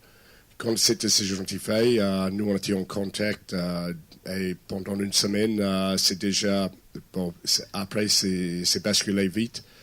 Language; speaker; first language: French; non-native, fluent; English